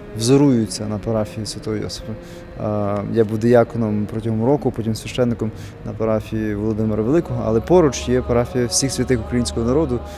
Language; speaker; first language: Ukrainian; native; Ukrainian